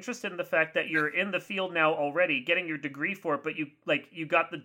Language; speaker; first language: English; native; English